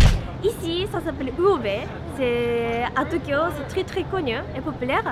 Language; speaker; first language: French; non-native, learner; Japanese